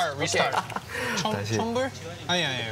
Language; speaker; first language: Korean; early bilingual, heritage; English